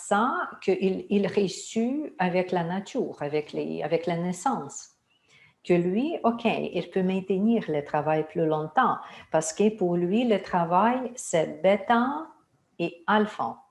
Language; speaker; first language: French; non-native, fluent; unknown